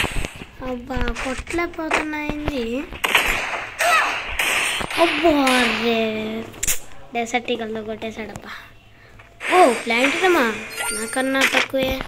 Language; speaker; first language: Telugu; native; Telugu